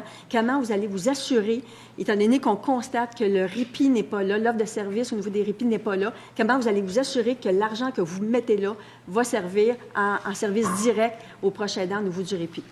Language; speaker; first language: French; native; French